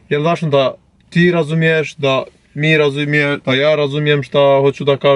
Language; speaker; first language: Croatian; non-native, learner; Albanian